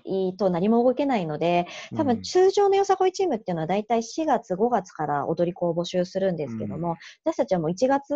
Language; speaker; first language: Japanese; native; Japanese